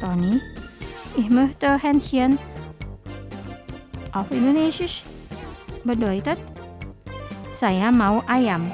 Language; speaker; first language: German; non-native, fluent; Indonesian